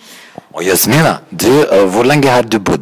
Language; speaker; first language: Norwegian; non-native, fluent; Croatian